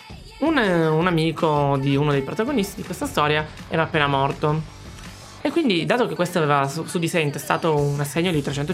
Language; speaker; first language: Italian; native; Italian